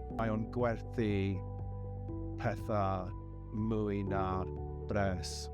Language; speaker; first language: Welsh; non-native, learner; English